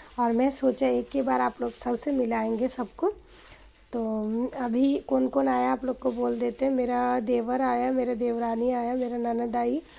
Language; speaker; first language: Hindi; non-native, local second language; Bangla